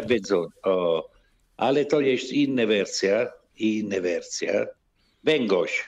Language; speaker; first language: Polish; non-native, learner; Italian